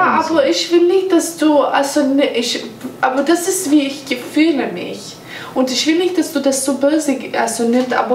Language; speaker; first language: German; non-native, learner; English